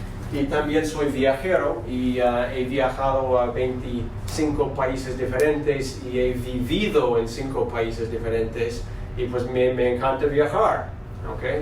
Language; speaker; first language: Spanish; non-native, fluent; English